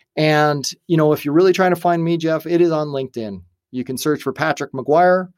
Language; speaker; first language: English; native; English